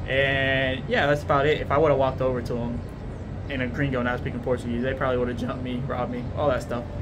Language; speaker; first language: English; native; English